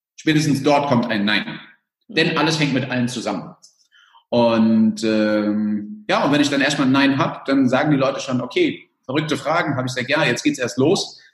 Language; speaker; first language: German; early bilingual, other home language; Spanish